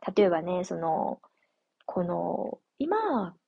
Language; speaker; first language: Japanese; non-native, fluent; Chinese